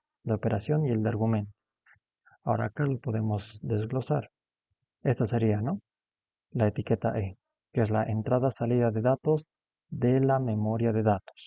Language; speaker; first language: Spanish; native; Spanish